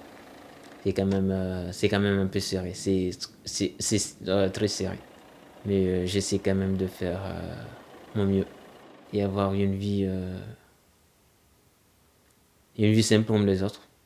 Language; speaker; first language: French; non-native, local second language; Comorian